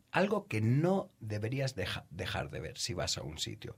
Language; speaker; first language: Spanish; non-native, fluent; English